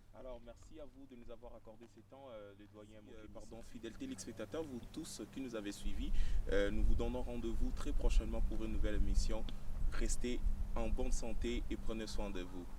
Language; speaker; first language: French; non-native, local second language; Lingala